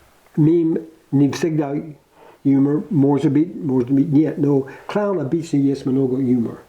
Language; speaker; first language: Russian; non-native, learner; English